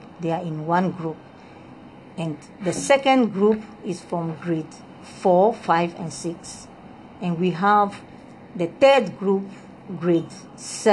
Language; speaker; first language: English; non-native, fluent; Lingala